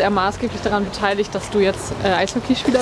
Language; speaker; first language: German; native; German